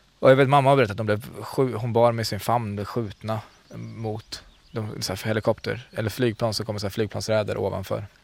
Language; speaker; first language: Swedish; early bilingual, other home language; Central Kurdish